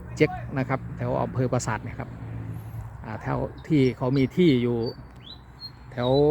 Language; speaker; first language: Thai; native; Thai